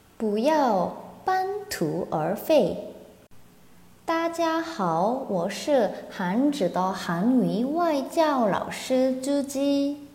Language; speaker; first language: Chinese; non-native, fluent; Korean